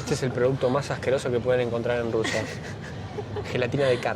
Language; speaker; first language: Spanish; native; Spanish